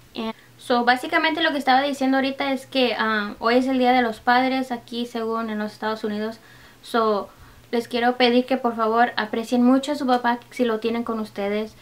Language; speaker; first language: Spanish; early bilingual, heritage; Spanish